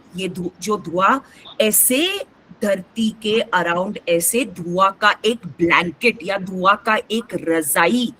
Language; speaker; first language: Hindi; non-native, local second language; Marathi